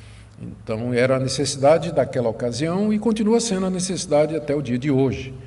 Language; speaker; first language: Portuguese; native; Portuguese